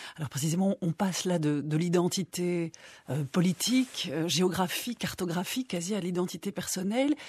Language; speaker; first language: French; native; French